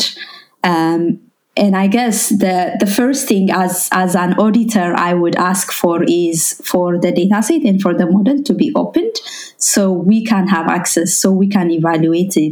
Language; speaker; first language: English; non-native, fluent; Amharic